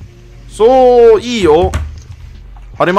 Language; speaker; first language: Japanese; non-native, learner; English